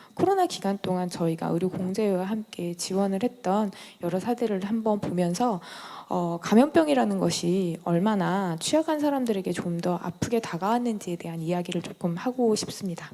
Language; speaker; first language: Korean; native; Korean